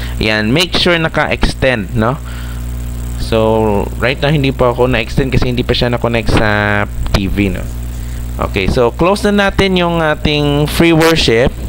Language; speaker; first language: Filipino; non-native, local second language; Hiligaynon